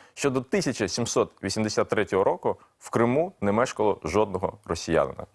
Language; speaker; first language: Ukrainian; non-native, local second language; Russian